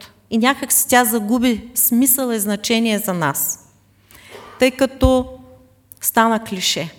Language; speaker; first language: Bulgarian; native; Bulgarian